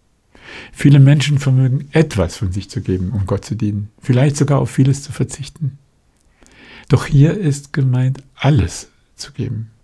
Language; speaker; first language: German; native; German